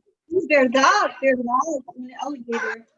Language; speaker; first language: Spanish; non-native, learner; English